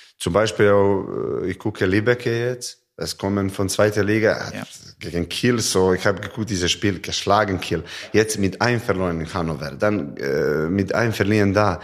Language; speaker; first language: German; non-native, learner; Serbian